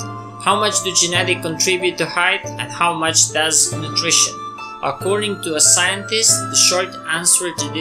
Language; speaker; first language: English; non-native, fluent; Serbian